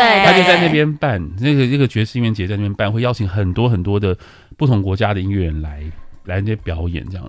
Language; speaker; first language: Chinese; native; Chinese